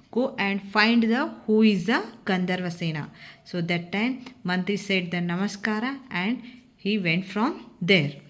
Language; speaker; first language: English; non-native, local second language; Kannada